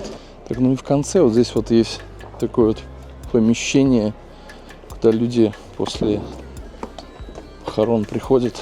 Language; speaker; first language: Russian; native; Russian